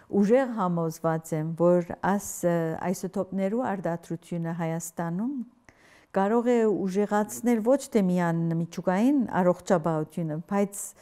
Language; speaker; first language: Armenian; early bilingual, heritage; Armenian